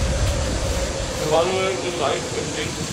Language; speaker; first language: German; native; German